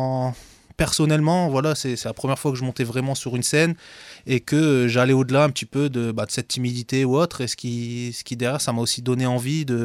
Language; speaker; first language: French; native; French